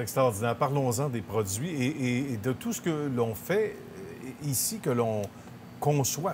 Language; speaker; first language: French; native; French